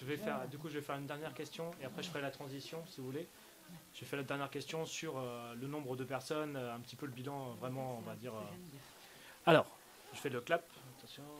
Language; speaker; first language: French; native; French